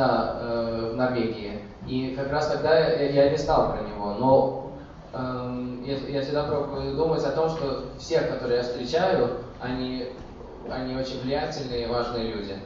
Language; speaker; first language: Russian; early bilingual, heritage; Russian